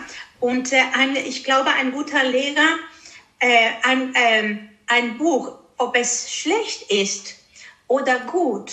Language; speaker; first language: German; early bilingual, other home language; Greek